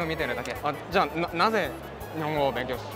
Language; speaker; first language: Japanese; non-native, fluent; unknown